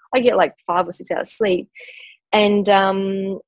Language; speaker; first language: English; native; English